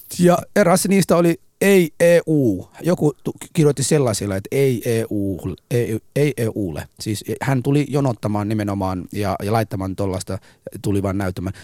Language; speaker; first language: Finnish; early bilingual, other home language; Arabic